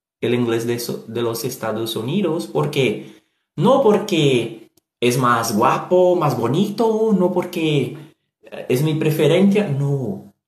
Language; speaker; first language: Spanish; non-native, learner; Portuguese